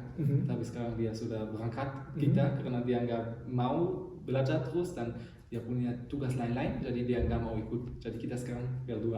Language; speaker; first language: Indonesian; non-native, learner; German